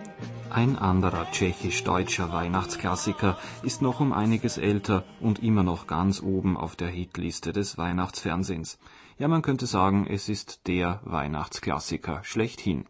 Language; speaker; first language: German; native; German